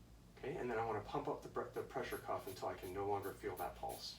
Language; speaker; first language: English; native; English